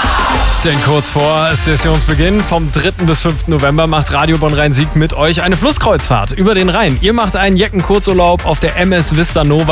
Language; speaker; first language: German; native; German